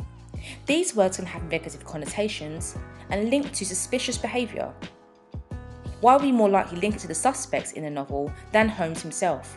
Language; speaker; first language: English; native; English